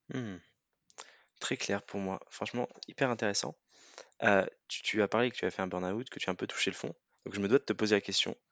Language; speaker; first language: French; native; French